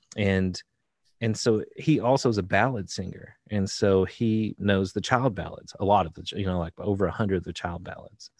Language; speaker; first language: English; native; English